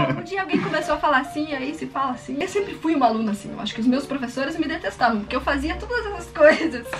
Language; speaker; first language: Portuguese; native; Portuguese